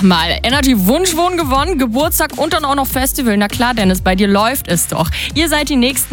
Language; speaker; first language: German; native; German